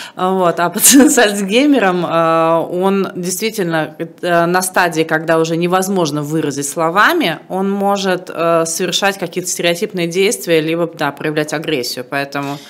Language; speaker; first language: Russian; native; Russian